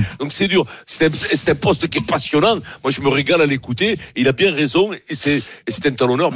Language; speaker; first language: French; native; French